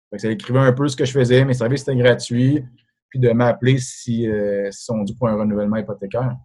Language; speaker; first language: French; native; French